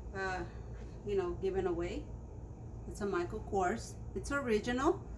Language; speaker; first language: English; non-native, fluent; Spanish